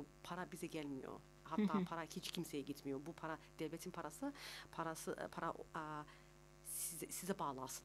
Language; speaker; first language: Turkish; early bilingual, heritage; Turkish